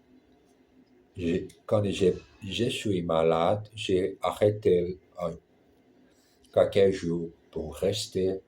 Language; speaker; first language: French; non-native, learner; German